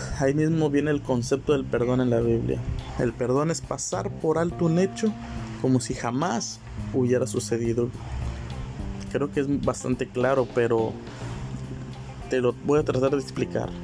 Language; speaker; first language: Spanish; native; Spanish